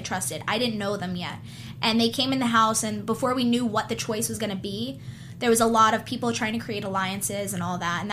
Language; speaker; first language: English; native; English